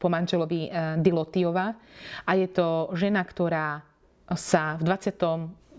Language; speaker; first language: Slovak; native; Slovak